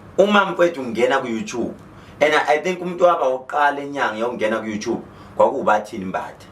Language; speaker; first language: Zulu; native; Zulu